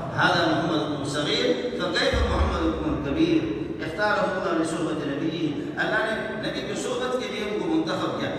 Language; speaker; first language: Urdu; non-native, local second language; Baluchi